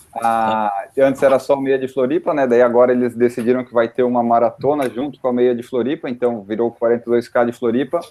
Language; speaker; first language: Portuguese; native; Portuguese